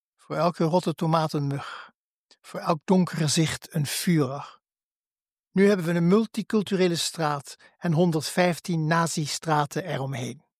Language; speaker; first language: Dutch; native; Dutch